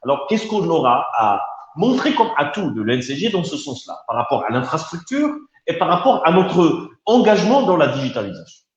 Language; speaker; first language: French; non-native, local second language; Arabic